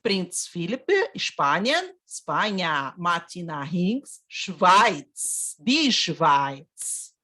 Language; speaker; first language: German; non-native, fluent; Portuguese